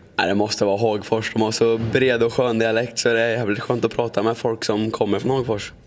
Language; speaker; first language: Swedish; native; Swedish